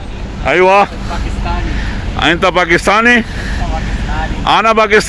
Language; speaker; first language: Arabic; non-native, learner; Urdu